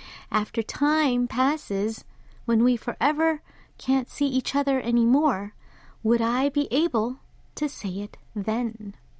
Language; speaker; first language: English; early bilingual, other home language; Korean